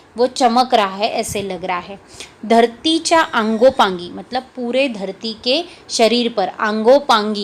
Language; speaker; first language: Hindi; non-native, local second language; Marathi